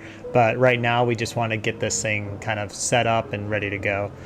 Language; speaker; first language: English; native; English